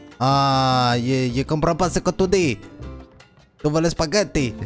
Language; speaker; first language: Spanish; non-native, learner; French